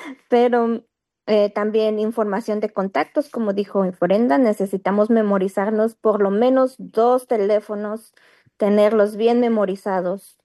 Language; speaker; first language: Spanish; native; Spanish